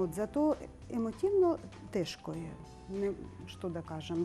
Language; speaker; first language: Macedonian; non-native, learner; Ukrainian